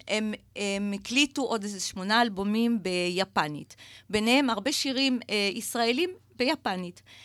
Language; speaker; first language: Hebrew; native; Hebrew